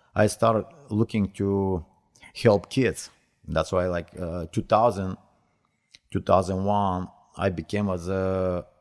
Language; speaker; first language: English; non-native, learner; Bulgarian